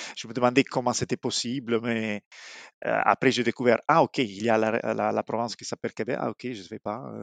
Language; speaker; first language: French; non-native, fluent; Italian